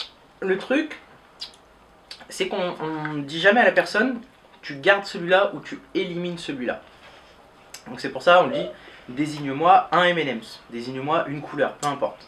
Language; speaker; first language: French; native; French